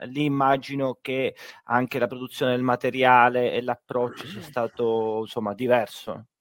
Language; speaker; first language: Italian; native; Italian